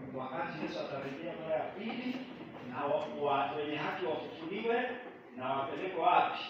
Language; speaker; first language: Swahili; non-native, local second language; Kalenjin